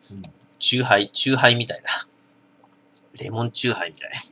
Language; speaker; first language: Japanese; native; Japanese